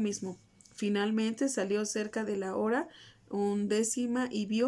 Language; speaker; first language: Spanish; native; Spanish